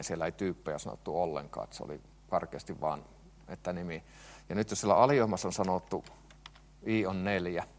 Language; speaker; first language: Finnish; native; Finnish